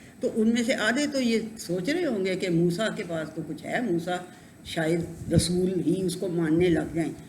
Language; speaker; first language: Urdu; non-native, local second language; Punjabi